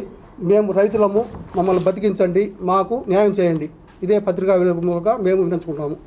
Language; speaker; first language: Telugu; native; Telugu